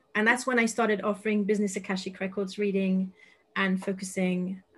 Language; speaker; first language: English; non-native, fluent; French